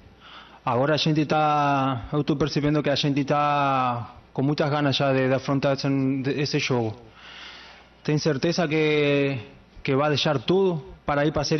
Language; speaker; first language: Portuguese; non-native, learner; Spanish